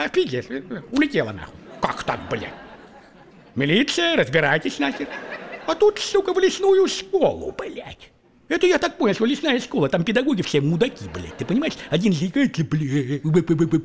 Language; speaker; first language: Russian; native; Russian